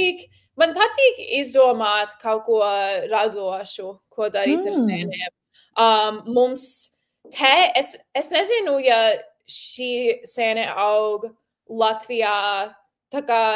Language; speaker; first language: Latvian; early bilingual, heritage; Latvian